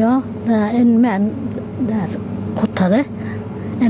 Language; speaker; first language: Swedish; non-native, learner; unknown